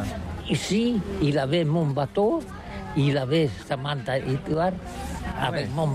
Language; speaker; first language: French; non-native, learner; Catalan